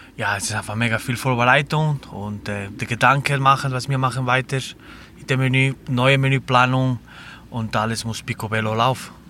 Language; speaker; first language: German; non-native, learner; Spanish